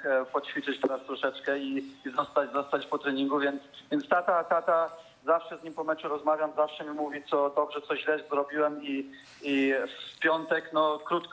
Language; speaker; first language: Polish; early bilingual, heritage; Polish